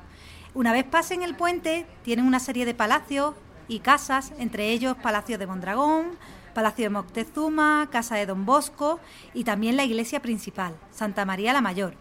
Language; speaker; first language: Spanish; native; Spanish